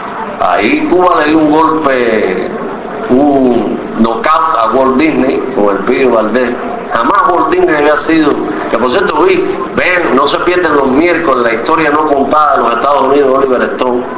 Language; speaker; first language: Spanish; native; Spanish